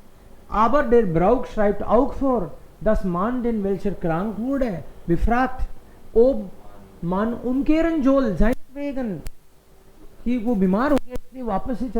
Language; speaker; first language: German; non-native, fluent; Hindi